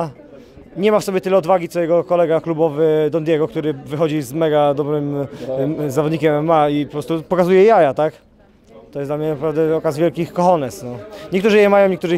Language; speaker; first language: Polish; native; Polish